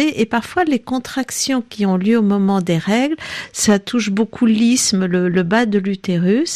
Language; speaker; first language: French; native; French